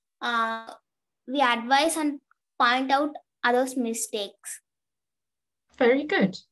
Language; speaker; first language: English; non-native, learner; Tamil